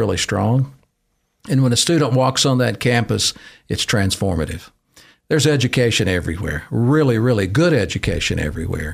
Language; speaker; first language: English; native; English